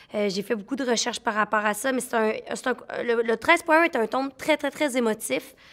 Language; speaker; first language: French; native; French